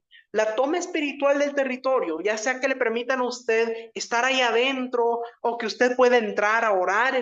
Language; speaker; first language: Spanish; native; Spanish